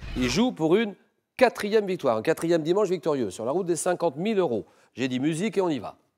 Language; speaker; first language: French; native; French